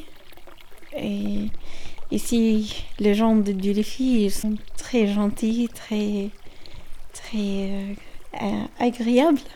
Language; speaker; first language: French; non-native, learner; Arabic